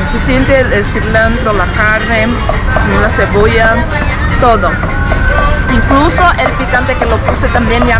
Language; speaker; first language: Spanish; non-native, fluent; Portuguese